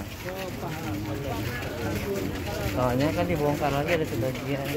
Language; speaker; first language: Indonesian; native; Indonesian